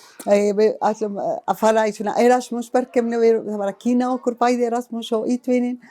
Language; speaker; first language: Icelandic; non-native, fluent; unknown